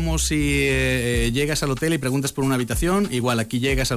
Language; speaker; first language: Spanish; native; Spanish